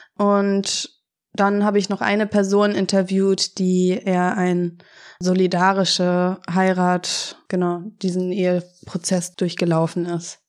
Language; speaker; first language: German; native; German